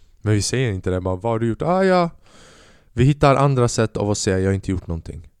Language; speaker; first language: Swedish; early bilingual, other home language; Albanian